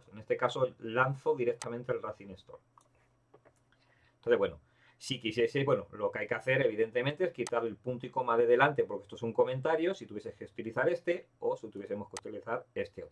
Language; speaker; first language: Spanish; native; Spanish